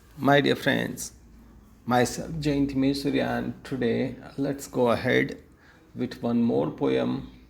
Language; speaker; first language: English; non-native, local second language; Gujarati